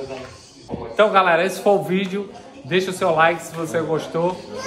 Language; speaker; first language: Portuguese; native; Portuguese